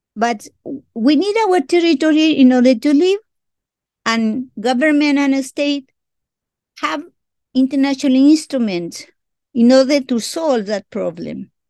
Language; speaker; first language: English; non-native, learner; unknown